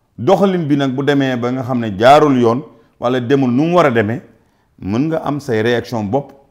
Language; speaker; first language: Wolof; non-native, local second language; Fula